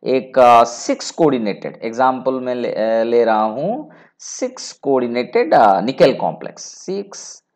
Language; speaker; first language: Hindi; non-native, local second language; Bangla